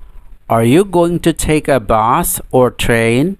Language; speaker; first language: English; non-native, fluent; Indonesian